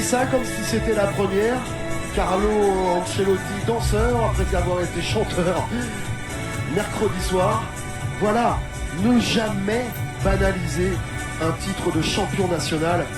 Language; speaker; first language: French; native; French